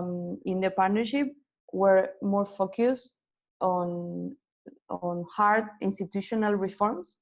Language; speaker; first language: English; non-native, fluent; Spanish